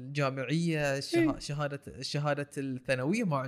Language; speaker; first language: Arabic; native; Arabic